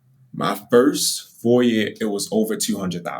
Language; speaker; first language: English; native; English